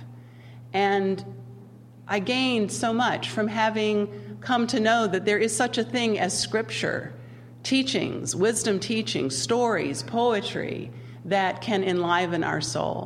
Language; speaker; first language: English; native; English